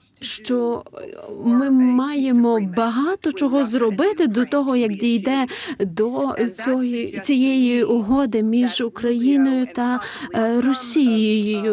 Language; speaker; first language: Ukrainian; non-native, fluent; English